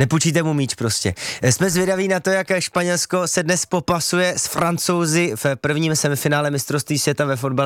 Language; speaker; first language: Czech; native; Czech